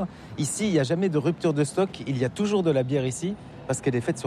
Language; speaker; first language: French; native; French